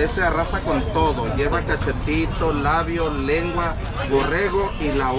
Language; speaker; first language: Spanish; native; Spanish